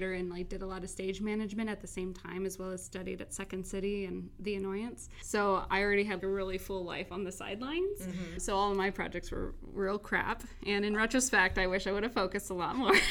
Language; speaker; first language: English; native; English